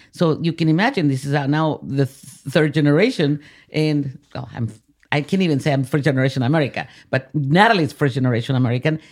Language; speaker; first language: English; early bilingual, other home language; Spanish